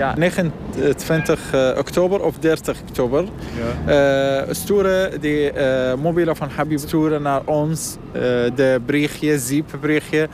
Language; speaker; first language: Dutch; non-native, learner; Arabic